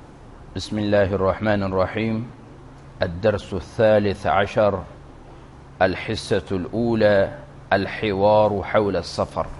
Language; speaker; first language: Arabic; non-native, fluent; Urdu